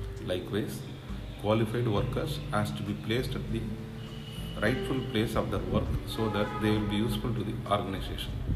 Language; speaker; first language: English; non-native, local second language; Tamil